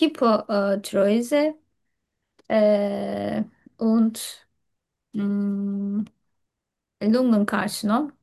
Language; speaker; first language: German; non-native, learner; Turkish